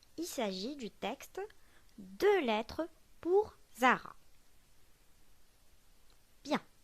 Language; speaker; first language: French; non-native, local second language; Arabic